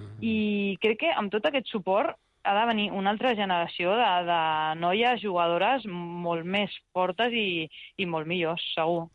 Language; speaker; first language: Catalan; early bilingual, other home language; Spanish